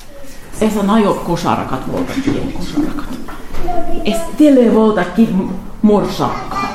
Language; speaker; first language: Hungarian; non-native, learner; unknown